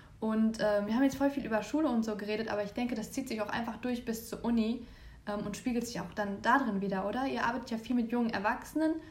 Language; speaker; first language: German; early bilingual, other home language; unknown